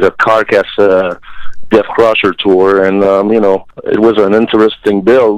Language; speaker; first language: English; native; English